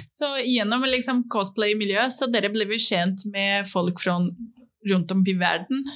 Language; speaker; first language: Norwegian; non-native, fluent; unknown